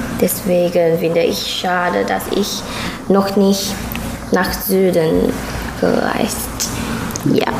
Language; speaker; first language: German; non-native, learner; Chinese